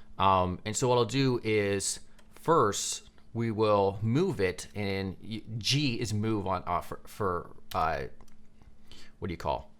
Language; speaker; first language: English; native; English